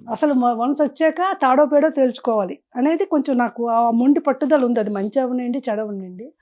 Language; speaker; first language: Telugu; native; Telugu